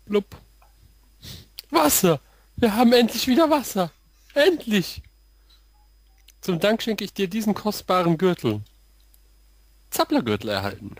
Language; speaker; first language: German; native; German